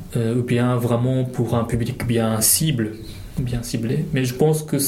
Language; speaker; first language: French; non-native, fluent; Japanese